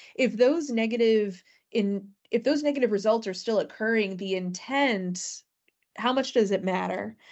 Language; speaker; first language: English; native; English